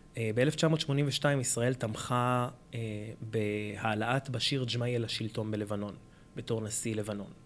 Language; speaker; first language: Hebrew; early bilingual, other home language; Arabic